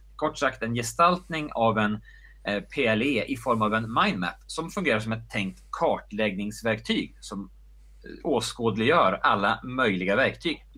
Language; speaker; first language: Swedish; native; Swedish